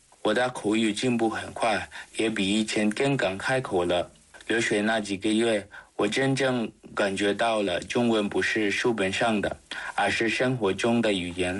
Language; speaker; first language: Chinese; non-native, fluent; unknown